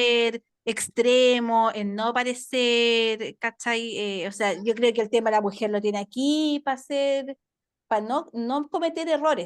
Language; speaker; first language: Spanish; native; Spanish